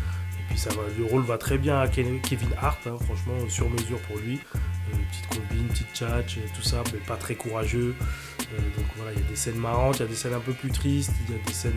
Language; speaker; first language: French; native; French